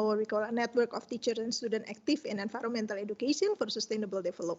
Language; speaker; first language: English; non-native, fluent; Indonesian